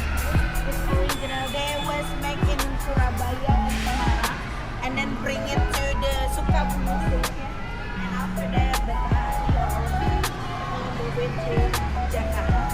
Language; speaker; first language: English; non-native, learner; Indonesian